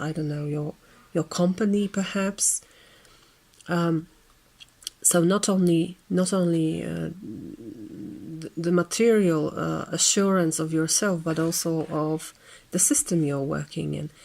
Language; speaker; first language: English; non-native, fluent; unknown